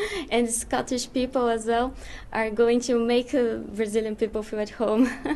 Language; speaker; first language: English; non-native, fluent; Portuguese